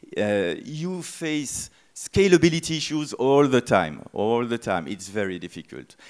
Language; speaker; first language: English; non-native, fluent; French